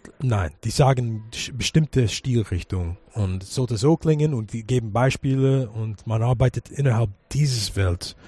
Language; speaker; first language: German; non-native, fluent; English